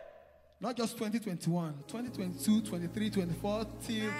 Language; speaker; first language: English; non-native, local second language; Igbo